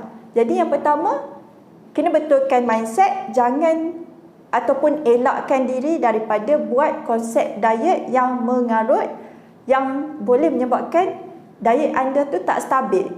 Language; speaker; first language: Malay; native; Malay